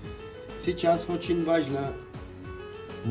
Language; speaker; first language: Russian; non-native, learner; Turkish